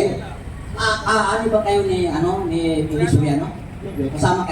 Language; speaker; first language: Filipino; non-native, local second language; Cebuano